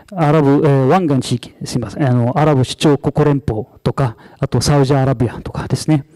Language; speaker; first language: Japanese; non-native, fluent; Arabic